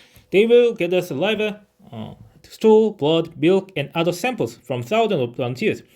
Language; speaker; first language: English; non-native, fluent; Korean